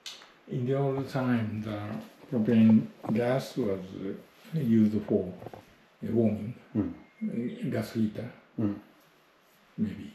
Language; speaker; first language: English; non-native, learner; Japanese